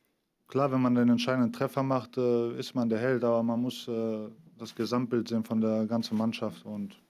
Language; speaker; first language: German; early bilingual, other home language; Greek